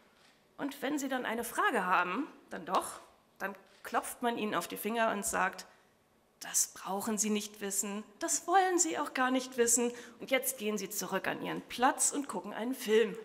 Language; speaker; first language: German; native; German